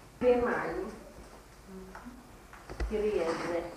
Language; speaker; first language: Hebrew; non-native, fluent; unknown